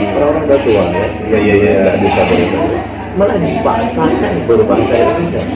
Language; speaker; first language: Indonesian; non-native, local second language; Achinese